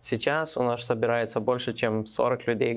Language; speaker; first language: Russian; non-native, learner; Lithuanian